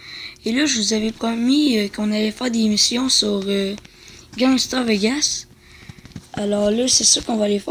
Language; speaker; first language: French; native; French